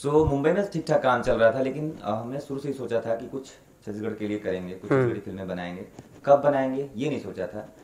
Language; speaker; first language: Hindi; native; Hindi